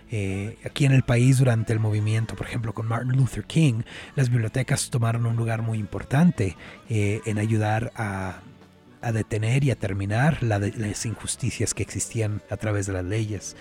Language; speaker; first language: Spanish; native; Spanish